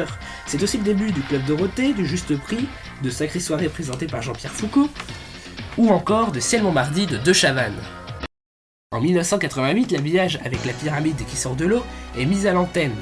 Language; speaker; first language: French; native; French